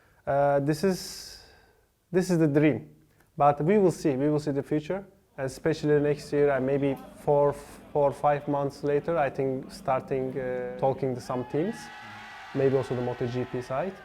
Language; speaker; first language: English; non-native, learner; Turkish